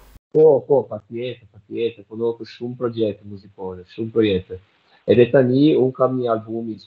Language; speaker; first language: Albanian; non-native, learner; Portuguese